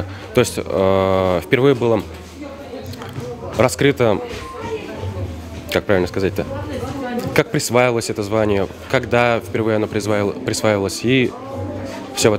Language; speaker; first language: Russian; native; Russian